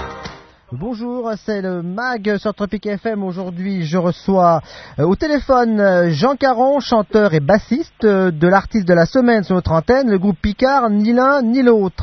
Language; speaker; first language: French; native; French